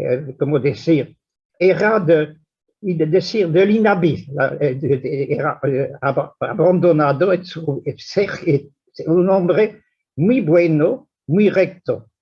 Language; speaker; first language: Spanish; non-native, fluent; French